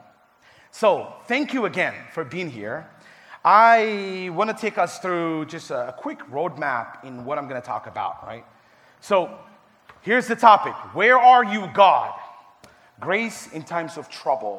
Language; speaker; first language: English; non-native, fluent; Tigrinya